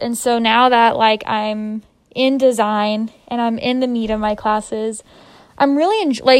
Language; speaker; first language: English; native; English